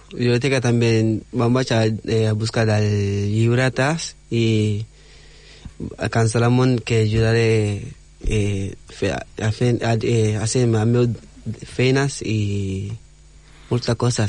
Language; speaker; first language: Catalan; non-native, learner; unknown